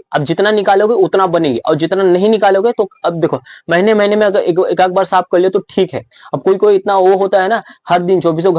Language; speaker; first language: Hindi; native; Hindi